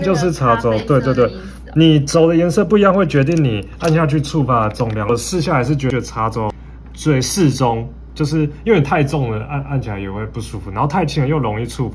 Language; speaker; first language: Chinese; native; Chinese